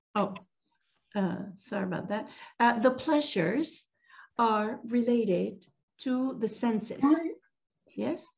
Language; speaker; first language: English; non-native, fluent; Spanish